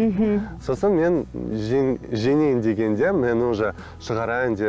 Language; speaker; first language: Kazakh; non-native, local second language; Russian